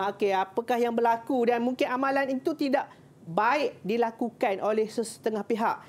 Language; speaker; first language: Malay; native; Malay